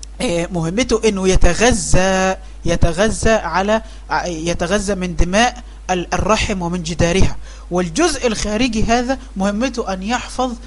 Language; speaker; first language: Arabic; native; Arabic